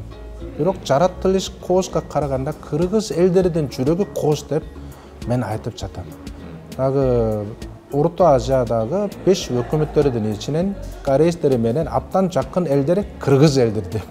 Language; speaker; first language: Kyrgyz; non-native, fluent; Korean